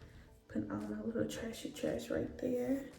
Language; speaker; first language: English; native; English